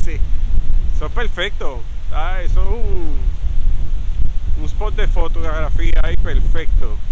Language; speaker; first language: Spanish; native; Spanish